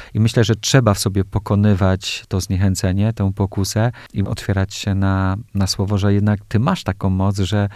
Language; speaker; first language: Polish; native; Polish